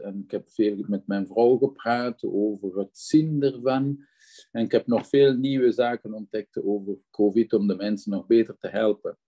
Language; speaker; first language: Dutch; non-native, local second language; French